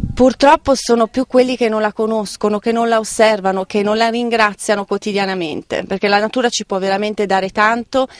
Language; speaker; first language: Italian; native; Italian